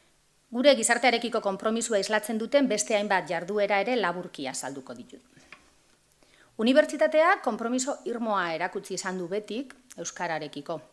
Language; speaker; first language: Basque; native; Basque